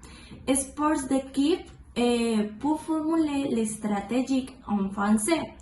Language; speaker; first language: French; non-native, learner; Spanish